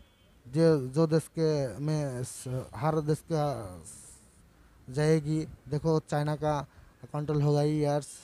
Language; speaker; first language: Hindi; non-native, learner; Bangla